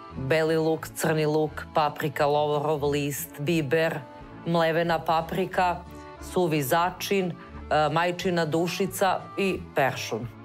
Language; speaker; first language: Serbian; native; Serbian